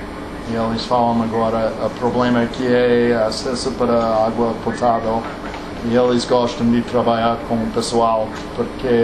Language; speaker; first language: Portuguese; non-native, learner; English